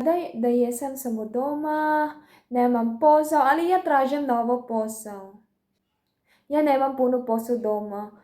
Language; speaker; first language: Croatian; non-native, learner; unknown